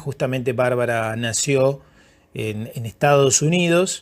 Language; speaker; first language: Spanish; native; Spanish